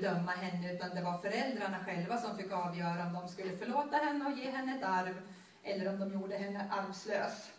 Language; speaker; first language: Swedish; native; Swedish